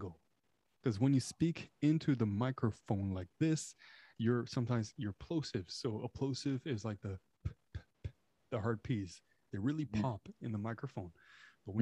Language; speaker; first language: English; non-native, fluent; French